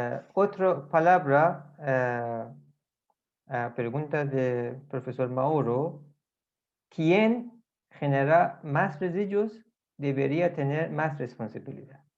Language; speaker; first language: Spanish; non-native, fluent; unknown